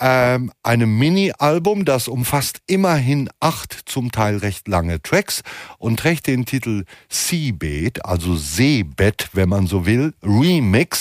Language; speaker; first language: German; native; German